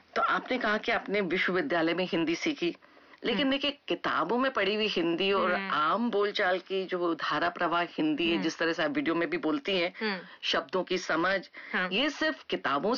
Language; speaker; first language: Hindi; native; Hindi